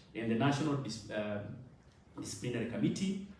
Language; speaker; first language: English; non-native, local second language; Swahili